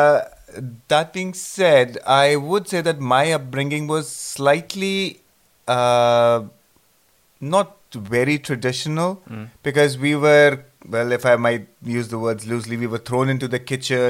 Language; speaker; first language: English; non-native, local second language; Punjabi